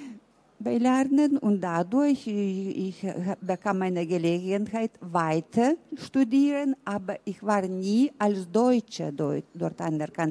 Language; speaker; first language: German; early bilingual, heritage; German